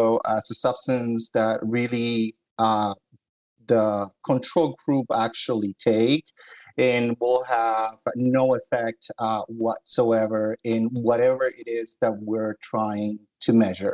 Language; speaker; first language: English; native; English